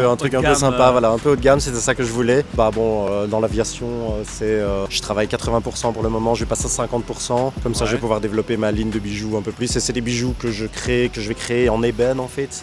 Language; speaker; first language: French; native; French